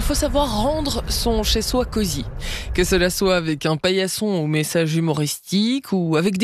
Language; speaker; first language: French; native; French